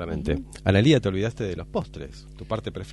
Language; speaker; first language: Spanish; native; Spanish